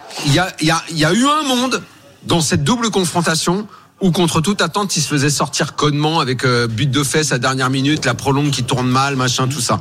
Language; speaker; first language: French; native; French